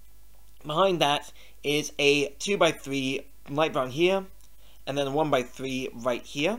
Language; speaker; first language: English; native; English